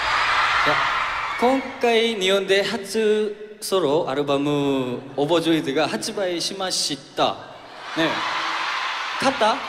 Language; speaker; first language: Japanese; non-native, fluent; Korean